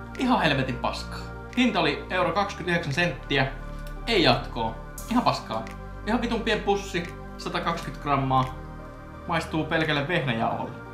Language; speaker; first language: Finnish; early bilingual, other home language; Russian